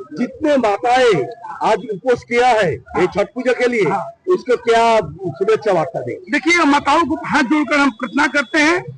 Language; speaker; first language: Hindi; native; Hindi